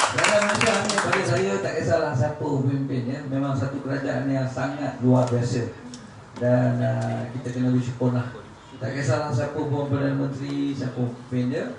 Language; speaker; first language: Malay; native; Malay